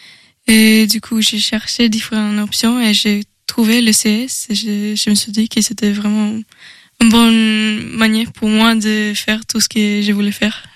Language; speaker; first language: French; non-native, learner; Swedish